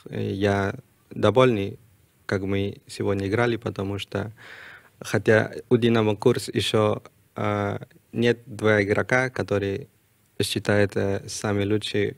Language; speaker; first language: Russian; non-native, learner; Spanish